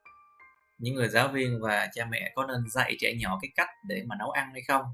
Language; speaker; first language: Vietnamese; native; Vietnamese